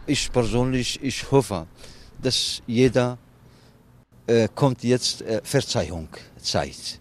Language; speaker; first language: German; non-native, learner; Kurdish